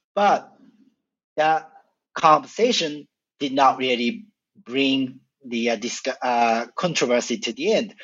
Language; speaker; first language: English; non-native, fluent; Japanese